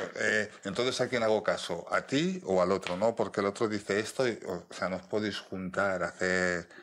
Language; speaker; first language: Spanish; native; Spanish